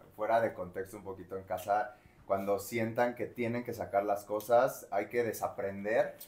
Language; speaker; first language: Spanish; native; Spanish